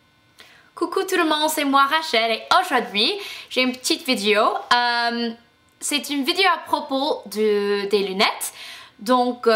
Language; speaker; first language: French; non-native, fluent; English